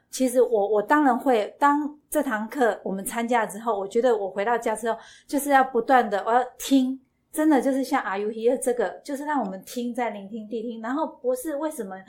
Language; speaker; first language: Chinese; native; Chinese